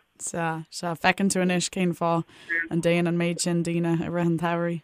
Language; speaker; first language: Irish; native; Irish